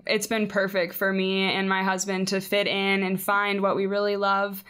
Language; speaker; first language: English; native; English